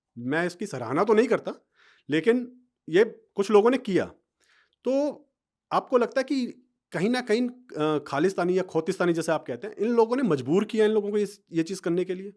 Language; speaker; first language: Hindi; native; Hindi